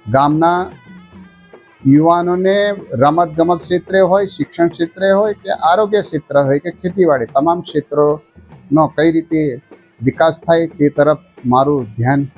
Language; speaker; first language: Gujarati; non-native, local second language; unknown